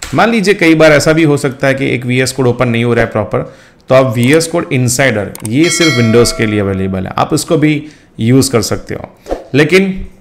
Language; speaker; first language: Hindi; non-native, local second language; Gujarati